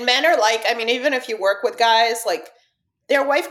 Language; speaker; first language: English; early bilingual, other home language; Russian